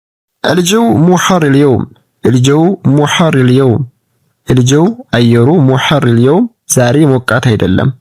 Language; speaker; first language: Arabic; non-native, fluent; Amharic